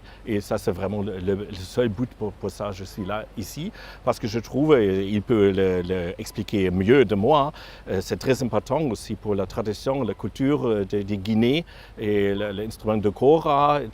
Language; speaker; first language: French; non-native, fluent; German